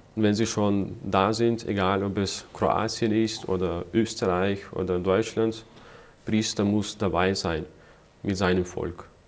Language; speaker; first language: German; non-native, fluent; Ukrainian